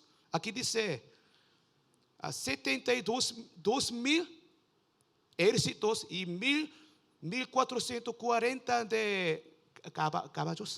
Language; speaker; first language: Spanish; non-native, learner; Korean